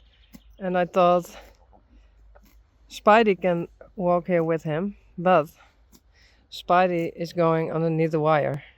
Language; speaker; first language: English; non-native, learner; Western Frisian